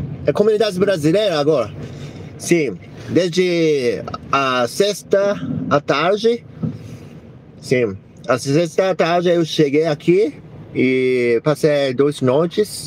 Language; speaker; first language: Portuguese; non-native, learner; Japanese